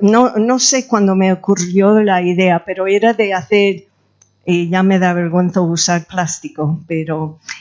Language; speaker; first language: Spanish; non-native, fluent; English